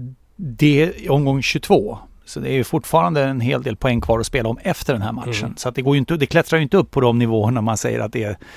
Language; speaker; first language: Swedish; native; Swedish